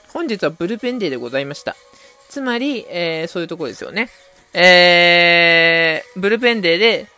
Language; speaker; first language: Japanese; native; Japanese